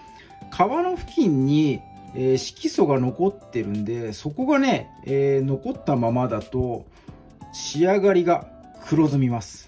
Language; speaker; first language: Japanese; native; Japanese